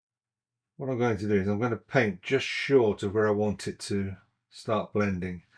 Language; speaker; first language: English; native; English